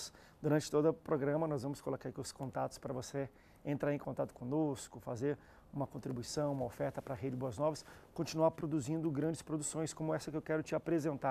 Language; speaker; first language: Portuguese; native; Portuguese